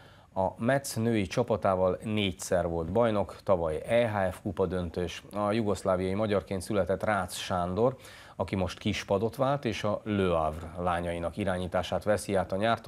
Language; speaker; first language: Hungarian; native; Hungarian